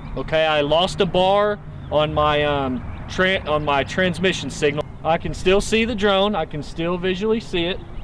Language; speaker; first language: English; native; English